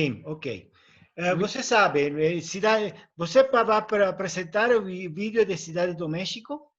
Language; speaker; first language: Portuguese; non-native, learner; Spanish